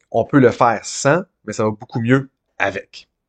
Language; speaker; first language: French; native; French